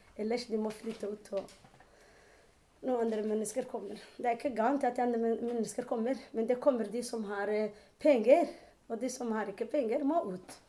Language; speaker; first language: Norwegian; non-native, learner; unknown